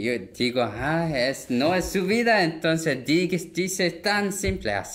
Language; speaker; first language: Spanish; non-native, fluent; Korean